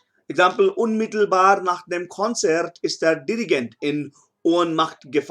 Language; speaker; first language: German; non-native, fluent; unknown